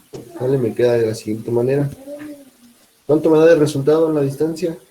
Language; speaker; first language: Spanish; native; Spanish